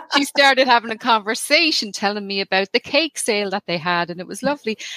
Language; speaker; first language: English; native; English